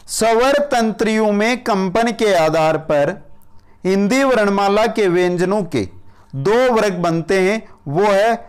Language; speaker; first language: Hindi; native; Hindi